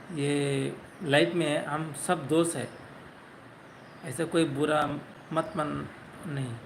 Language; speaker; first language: Hindi; non-native, learner; Bangla